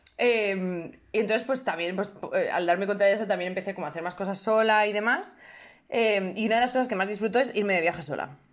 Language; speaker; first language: Spanish; native; Spanish